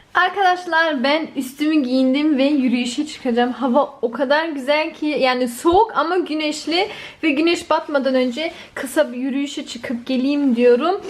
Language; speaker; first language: Turkish; early bilingual, heritage; Turkish